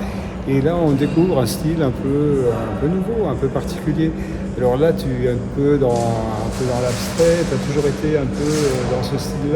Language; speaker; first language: French; native; French